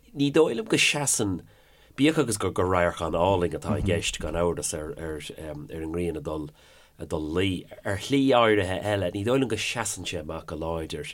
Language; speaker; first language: Irish; non-native, local second language; English